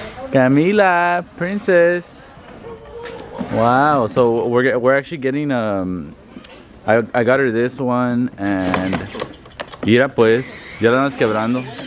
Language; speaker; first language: English; early bilingual, other home language; Spanish